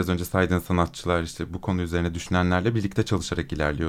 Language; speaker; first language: Turkish; native; Turkish